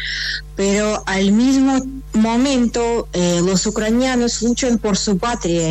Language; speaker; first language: Spanish; non-native, fluent; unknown